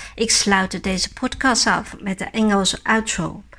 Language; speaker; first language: Dutch; non-native, fluent; Chinese